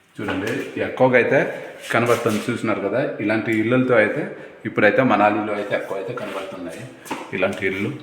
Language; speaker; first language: Telugu; non-native, local second language; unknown